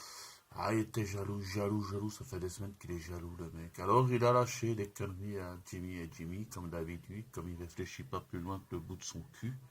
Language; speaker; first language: French; native; French